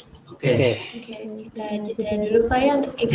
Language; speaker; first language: Indonesian; native; Indonesian